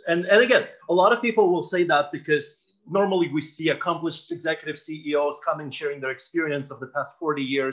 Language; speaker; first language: English; non-native, fluent; Ukrainian